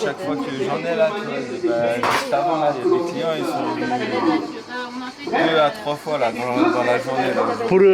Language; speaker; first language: French; native; French